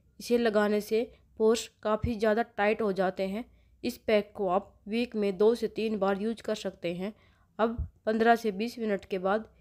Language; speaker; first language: Hindi; native; Hindi